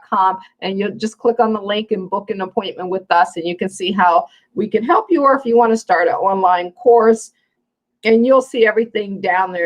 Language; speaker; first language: English; native; English